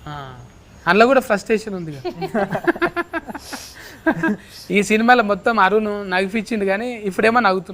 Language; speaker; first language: Telugu; native; Telugu